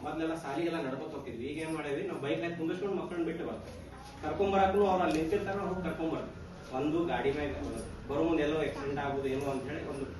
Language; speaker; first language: Kannada; native; Kannada